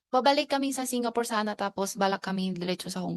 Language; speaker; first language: Filipino; non-native, learner; Chinese